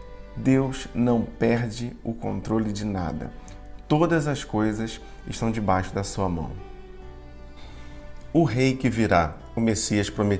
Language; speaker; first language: Portuguese; native; Portuguese